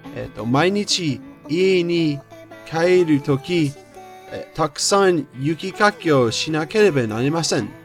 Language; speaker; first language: Japanese; non-native, learner; English